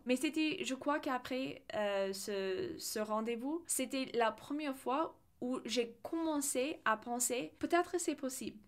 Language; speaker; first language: French; non-native, fluent; English